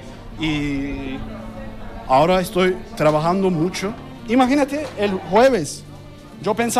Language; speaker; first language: Spanish; non-native, learner; Turkish